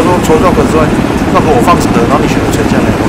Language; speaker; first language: Chinese; native; Chinese